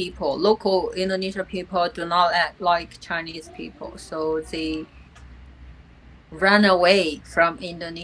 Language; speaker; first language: English; non-native, fluent; Chinese